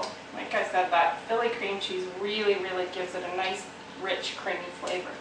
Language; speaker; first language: English; native; English